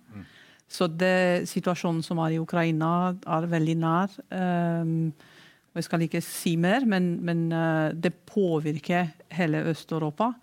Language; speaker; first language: Norwegian; non-native, fluent; Romanian